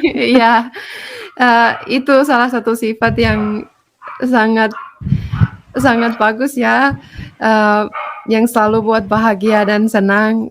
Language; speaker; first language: Indonesian; non-native, fluent; Finnish